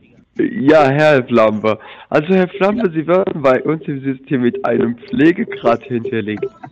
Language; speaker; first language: German; non-native, fluent; Arabic